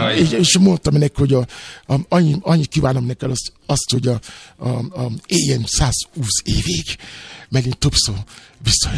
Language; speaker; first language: Hungarian; non-native, learner; Yoruba